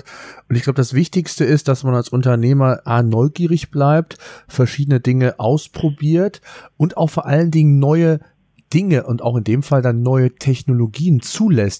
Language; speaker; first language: German; native; German